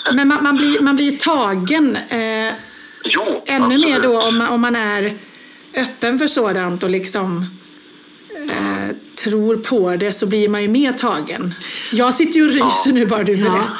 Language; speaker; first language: Swedish; native; Swedish